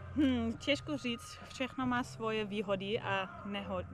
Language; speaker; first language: Czech; non-native, learner; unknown